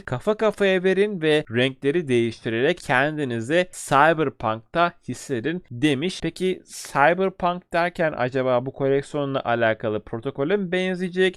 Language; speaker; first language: Turkish; native; Turkish